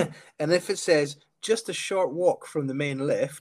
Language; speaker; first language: English; native; English